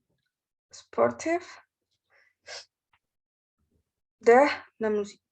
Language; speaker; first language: French; non-native, learner; Spanish